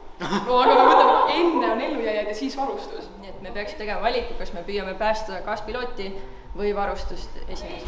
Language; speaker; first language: Estonian; native; Estonian